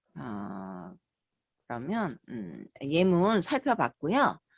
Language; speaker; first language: Korean; native; Korean